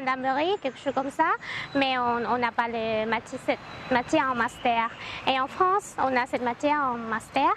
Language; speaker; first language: French; non-native, learner; Khmer